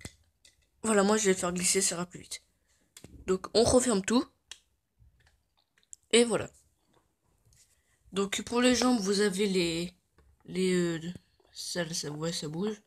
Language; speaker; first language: French; native; French